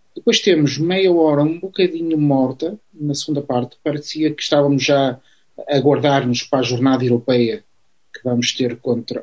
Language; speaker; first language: Portuguese; native; Portuguese